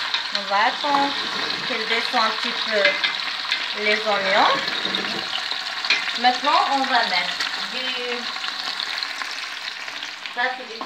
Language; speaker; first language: French; non-native, fluent; Arabic